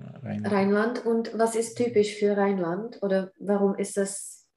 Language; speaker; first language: German; non-native, fluent; Czech